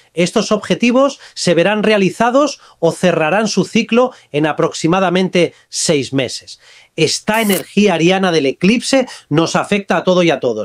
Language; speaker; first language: Spanish; native; Spanish